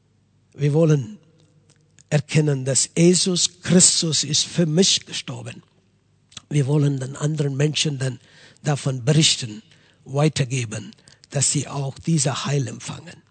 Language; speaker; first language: German; non-native, fluent; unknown